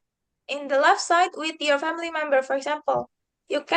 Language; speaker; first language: English; non-native, fluent; Indonesian